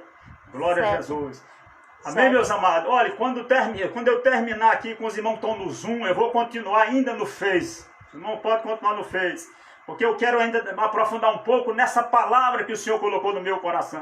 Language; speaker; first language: Portuguese; native; Portuguese